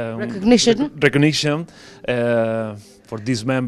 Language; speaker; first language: English; non-native, learner; Spanish